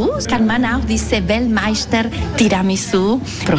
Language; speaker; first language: German; non-native, local second language; Italian